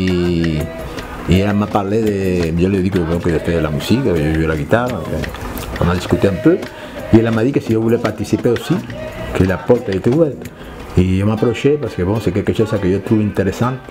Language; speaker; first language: French; non-native, fluent; Spanish